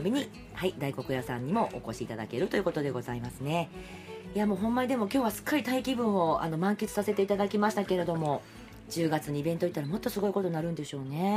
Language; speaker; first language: Japanese; native; Japanese